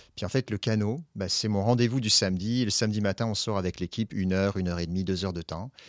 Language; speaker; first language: French; native; French